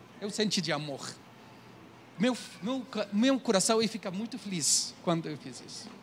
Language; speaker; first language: Portuguese; non-native, learner; Arabic